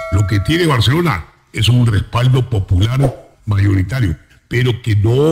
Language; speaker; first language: Spanish; native; Spanish